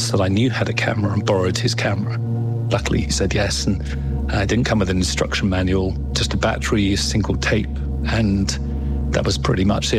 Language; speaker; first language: English; native; English